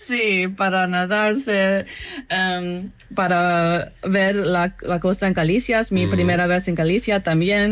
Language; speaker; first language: Spanish; non-native, learner; English